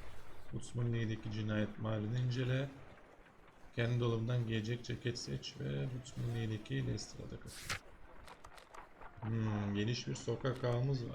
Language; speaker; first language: Turkish; native; Turkish